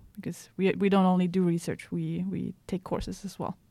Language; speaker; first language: English; non-native, fluent; Swedish